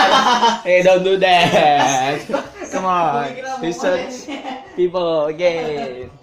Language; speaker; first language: English; non-native, learner; Indonesian